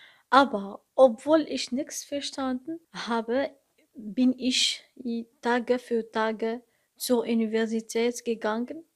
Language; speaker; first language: German; non-native, learner; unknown